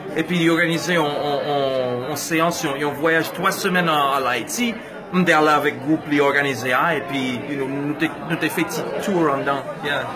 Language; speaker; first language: Haitian Creole; non-native, fluent; English